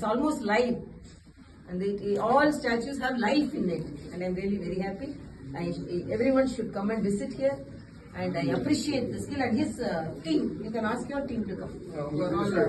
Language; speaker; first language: English; non-native, local second language; Tamil